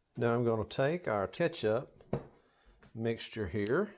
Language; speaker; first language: English; native; English